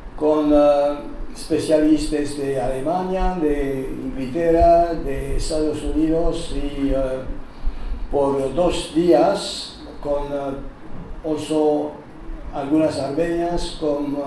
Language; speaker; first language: Spanish; non-native, learner; French